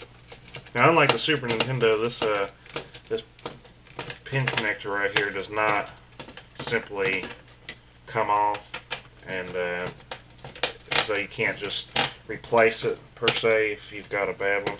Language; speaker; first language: English; native; English